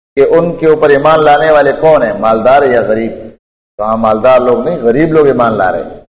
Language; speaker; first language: Urdu; non-native, local second language; Pashto